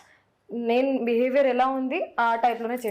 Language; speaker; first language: Telugu; non-native, fluent; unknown